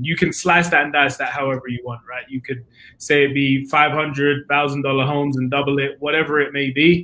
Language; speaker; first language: English; native; English